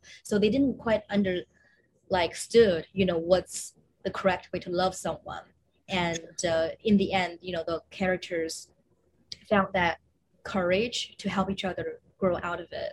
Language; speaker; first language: English; non-native, fluent; Chinese